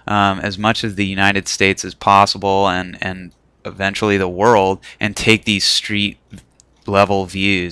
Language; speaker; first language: English; native; English